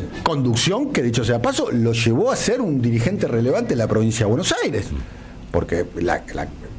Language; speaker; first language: Spanish; native; Spanish